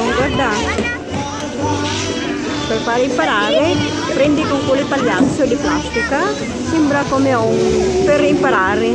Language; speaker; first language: Italian; non-native, learner; Filipino